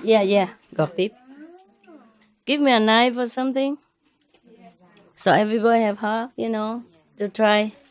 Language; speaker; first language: English; non-native, fluent; Vietnamese